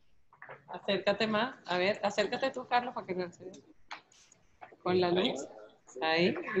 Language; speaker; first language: Spanish; native; Spanish